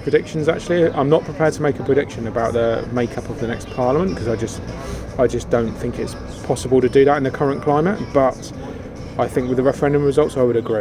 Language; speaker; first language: English; native; English